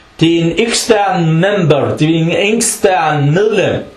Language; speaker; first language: Danish; non-native, fluent; Arabic